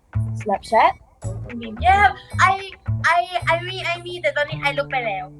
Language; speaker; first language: English; non-native, learner; Thai